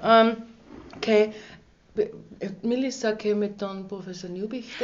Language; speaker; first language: Greek; non-native, learner; German